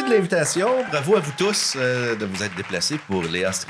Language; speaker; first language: French; native; French